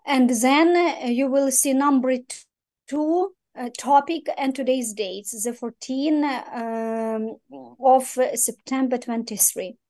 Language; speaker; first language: English; non-native, fluent; Ukrainian